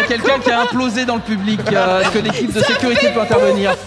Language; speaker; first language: French; native; French